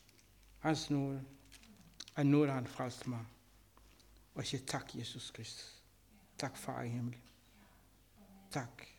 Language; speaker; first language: Danish; non-native, learner; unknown